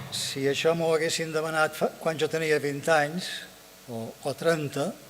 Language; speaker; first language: Catalan; native; Catalan